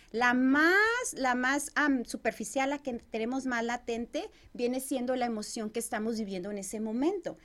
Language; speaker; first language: Spanish; native; Spanish